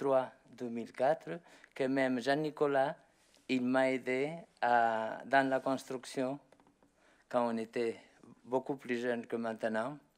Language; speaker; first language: French; non-native, learner; Spanish